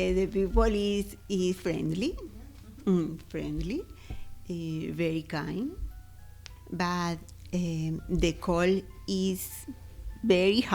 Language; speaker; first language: English; non-native, learner; Spanish